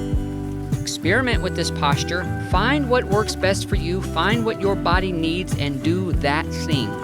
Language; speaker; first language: English; native; English